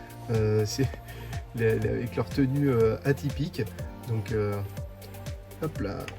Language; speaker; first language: French; native; French